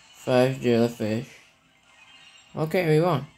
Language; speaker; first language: English; non-native, learner; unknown